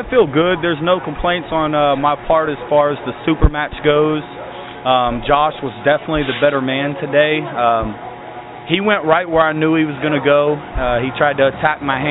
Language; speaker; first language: English; native; English